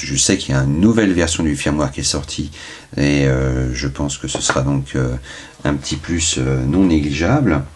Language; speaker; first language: French; native; French